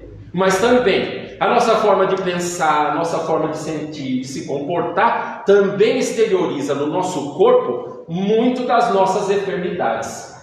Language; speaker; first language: Portuguese; native; Portuguese